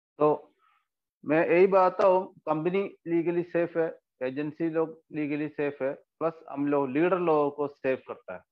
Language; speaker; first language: Hindi; non-native, local second language; Malayalam